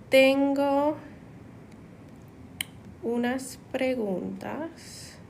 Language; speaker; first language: Spanish; non-native, fluent; English